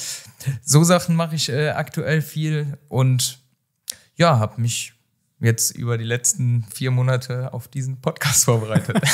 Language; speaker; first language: German; native; German